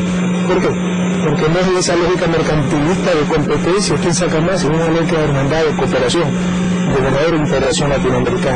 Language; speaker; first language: Spanish; native; Spanish